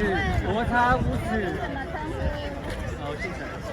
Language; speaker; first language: Chinese; native; Chinese